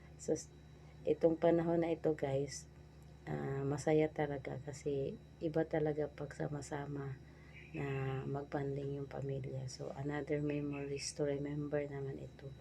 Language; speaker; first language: Filipino; non-native, local second language; Cebuano